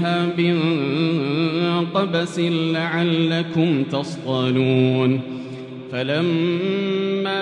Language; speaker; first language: Arabic; native; Arabic